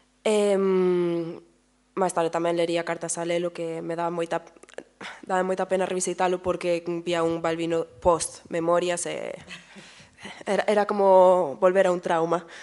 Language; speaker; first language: Galician; native; Galician